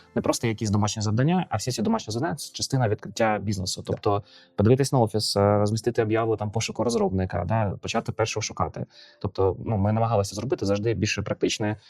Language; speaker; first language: Ukrainian; non-native, local second language; Russian